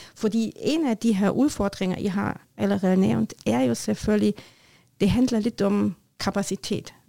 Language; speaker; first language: Norwegian; non-native, fluent; German